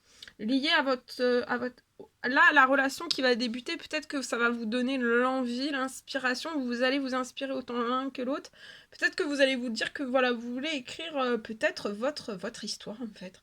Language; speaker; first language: French; native; French